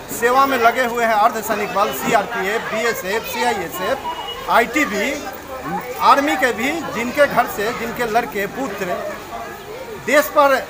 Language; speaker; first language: Hindi; native; Hindi